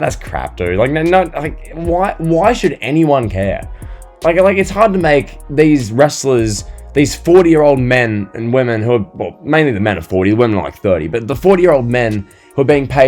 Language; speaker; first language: English; native; English